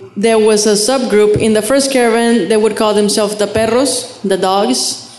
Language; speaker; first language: English; non-native, fluent; Spanish